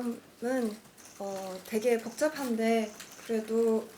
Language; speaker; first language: Korean; non-native, fluent; Cantonese